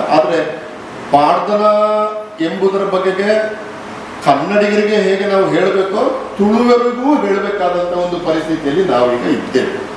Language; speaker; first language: Kannada; non-native, local second language; Tulu